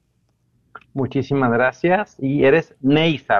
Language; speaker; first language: Spanish; native; Spanish